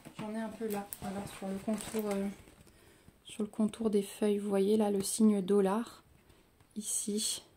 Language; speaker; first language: French; native; French